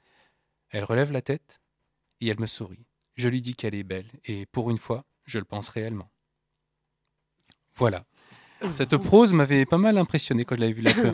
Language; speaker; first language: French; native; French